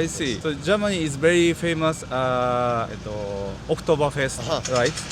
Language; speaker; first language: English; non-native, learner; Japanese